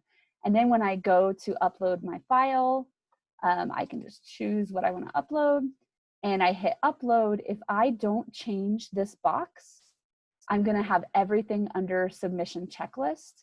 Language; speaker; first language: English; native; English